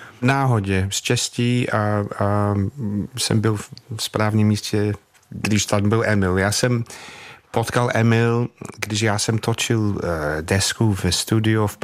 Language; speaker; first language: Czech; non-native, fluent; English